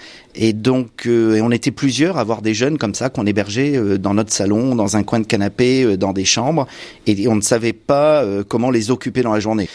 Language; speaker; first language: French; native; French